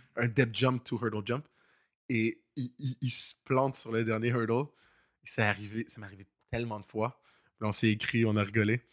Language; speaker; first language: French; native; French